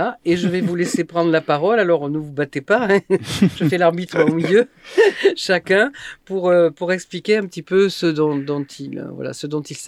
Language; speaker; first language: French; native; French